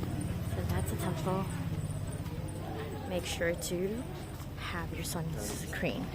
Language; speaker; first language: English; non-native, local second language; Filipino